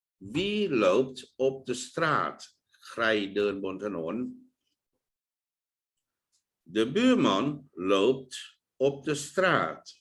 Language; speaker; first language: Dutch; non-native, fluent; Thai